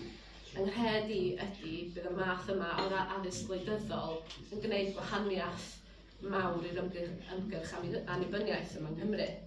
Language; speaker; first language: Welsh; native; Welsh